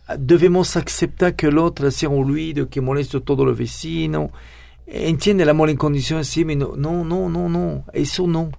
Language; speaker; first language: Spanish; non-native, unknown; French